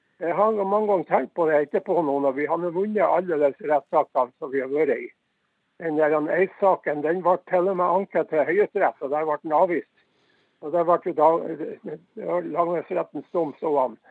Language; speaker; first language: Norwegian; native; Norwegian